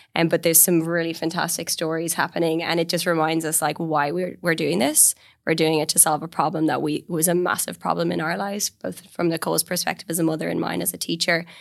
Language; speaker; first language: English; native; English